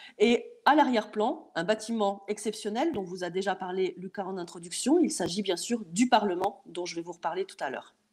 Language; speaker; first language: French; native; French